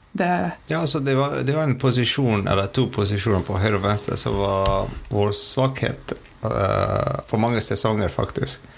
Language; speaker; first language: Norwegian; non-native, fluent; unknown